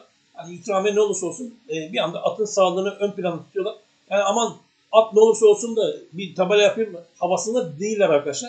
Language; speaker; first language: Turkish; native; Turkish